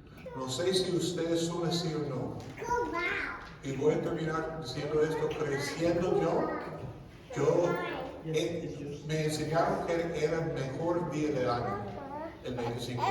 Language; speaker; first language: Spanish; non-native, fluent; English